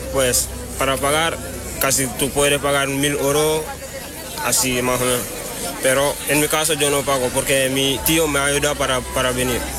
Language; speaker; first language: Spanish; non-native, learner; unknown